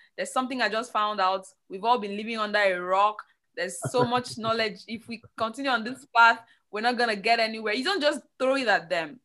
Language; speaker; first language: English; non-native, local second language; Igbo